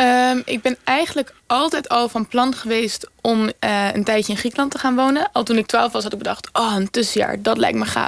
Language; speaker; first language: Dutch; native; Dutch